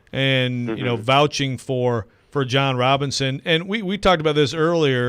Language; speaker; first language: English; native; English